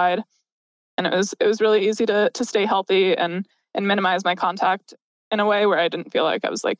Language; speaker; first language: English; native; English